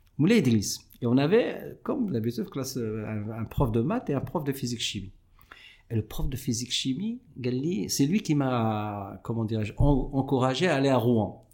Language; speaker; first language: French; non-native, local second language; Arabic